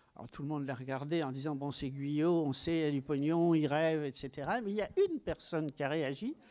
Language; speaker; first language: French; native; French